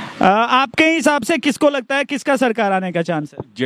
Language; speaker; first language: Hindi; native; Hindi